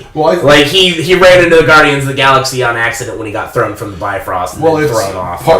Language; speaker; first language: English; native; English